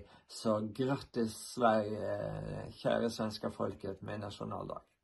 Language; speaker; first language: Swedish; non-native, fluent; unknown